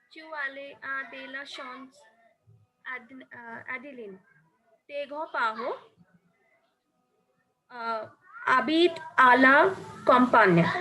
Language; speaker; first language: French; non-native, learner; Hindi